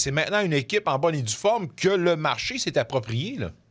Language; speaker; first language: French; native; French